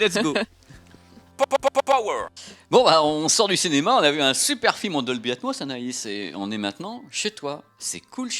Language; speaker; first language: French; native; French